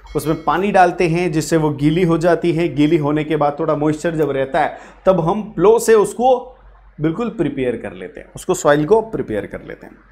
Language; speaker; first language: Hindi; native; Hindi